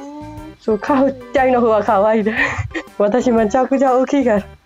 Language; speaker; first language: Japanese; non-native, fluent; Burmese